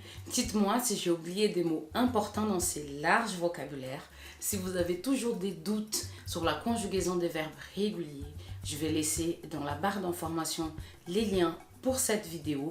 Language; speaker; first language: French; non-native, fluent; Portuguese